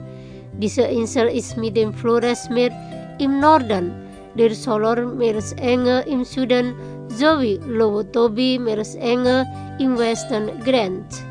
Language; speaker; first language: German; non-native, fluent; Indonesian